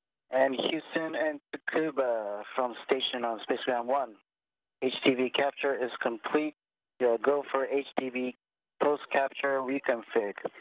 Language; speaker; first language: English; non-native, fluent; Japanese